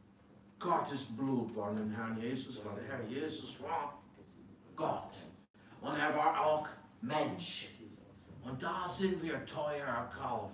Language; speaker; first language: German; non-native, fluent; English